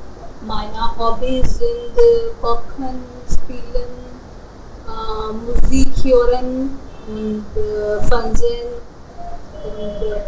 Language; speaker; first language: German; non-native, learner; Hindi